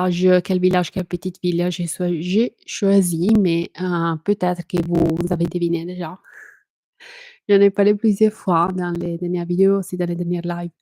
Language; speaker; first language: French; non-native, fluent; Italian